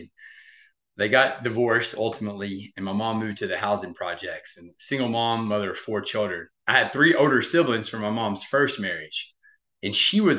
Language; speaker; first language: English; native; English